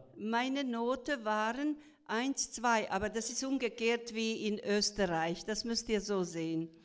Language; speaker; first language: German; non-native, fluent; Croatian